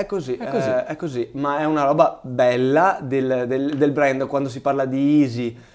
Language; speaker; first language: Italian; native; Italian